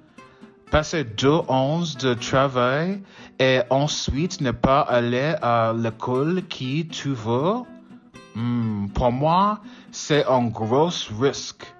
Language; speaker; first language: French; non-native, learner; English